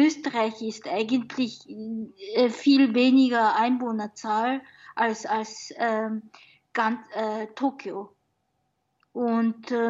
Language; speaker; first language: German; non-native, learner; Japanese